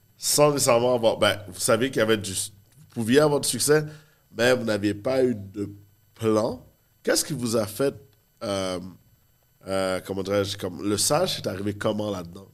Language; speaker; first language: French; native; French